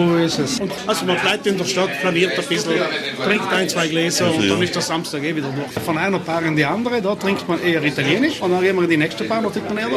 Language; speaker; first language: German; native; German